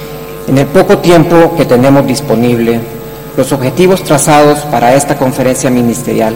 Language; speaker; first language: Spanish; native; Spanish